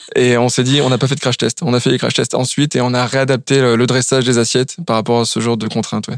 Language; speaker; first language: French; native; French